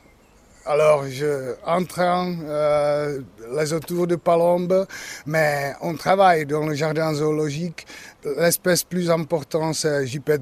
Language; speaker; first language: French; non-native, learner; Czech